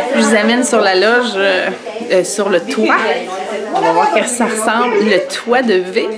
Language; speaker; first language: French; native; French